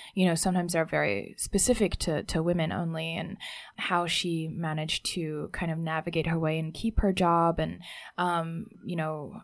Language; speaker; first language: English; native; English